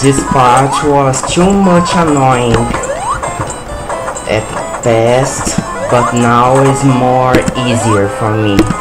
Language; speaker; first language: English; non-native, learner; Portuguese